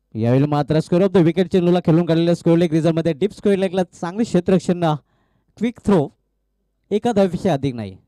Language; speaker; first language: Marathi; native; Marathi